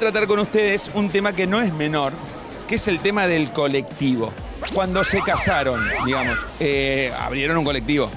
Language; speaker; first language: Spanish; native; Spanish